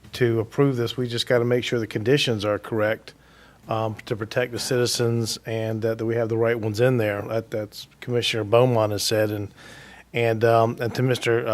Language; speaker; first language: English; native; English